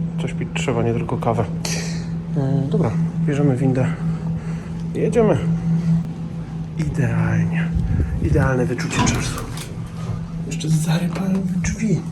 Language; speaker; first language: Polish; native; Polish